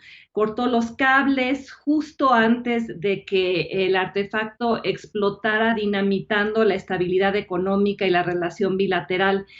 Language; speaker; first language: Spanish; native; Spanish